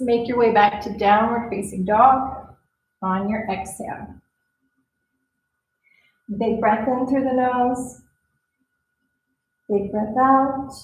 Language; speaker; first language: English; native; English